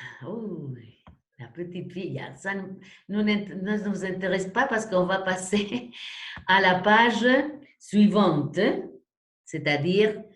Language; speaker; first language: French; non-native, fluent; Spanish